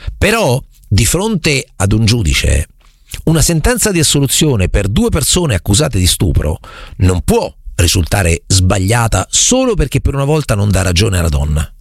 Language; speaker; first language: Italian; native; Italian